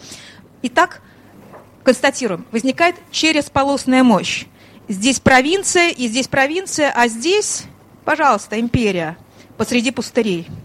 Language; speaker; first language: Russian; native; Russian